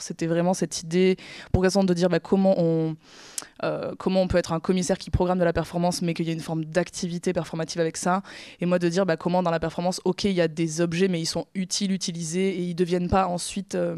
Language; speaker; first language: French; native; French